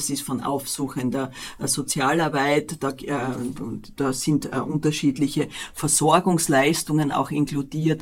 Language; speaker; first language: German; native; German